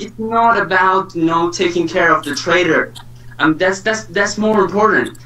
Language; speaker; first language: English; non-native, fluent; Persian